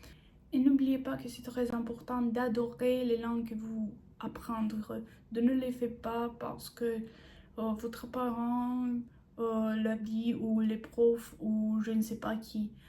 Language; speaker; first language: French; non-native, learner; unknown